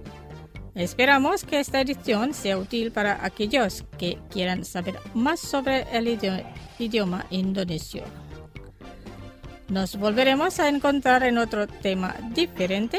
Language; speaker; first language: Spanish; non-native, fluent; Indonesian